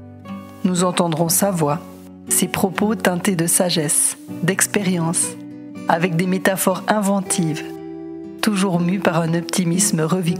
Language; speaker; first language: French; native; French